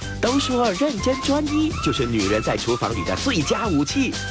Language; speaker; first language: Chinese; native; Chinese